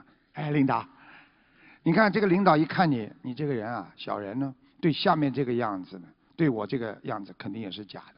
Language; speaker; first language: Chinese; native; Chinese